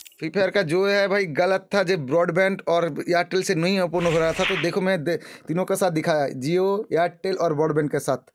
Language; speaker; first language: Hindi; non-native, local second language; Bangla